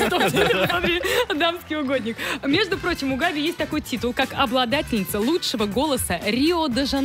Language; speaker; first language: Russian; native; Russian